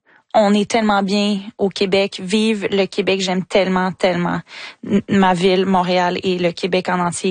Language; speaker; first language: French; native; French